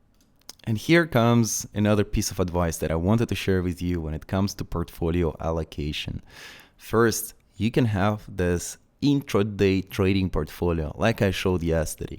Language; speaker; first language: English; non-native, fluent; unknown